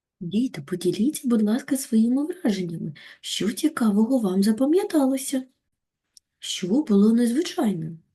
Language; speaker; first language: Ukrainian; native; Ukrainian